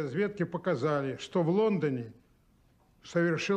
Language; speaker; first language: Russian; native; Russian